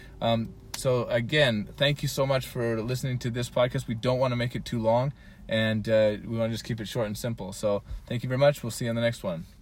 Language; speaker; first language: English; native; English